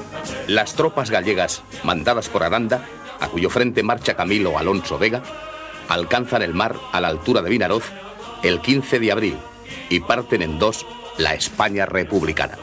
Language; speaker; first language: Spanish; native; Spanish